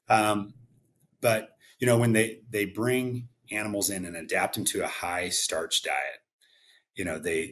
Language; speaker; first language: English; native; English